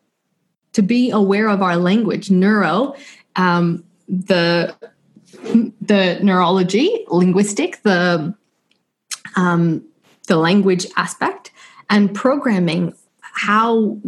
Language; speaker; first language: English; native; English